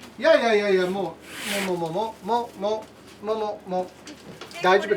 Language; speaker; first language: Japanese; non-native, learner; English